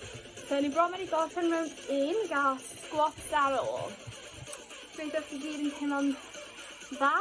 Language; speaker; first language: Welsh; non-native, local second language; English